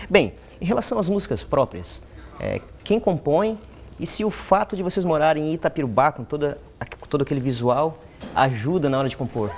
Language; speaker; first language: Portuguese; native; Portuguese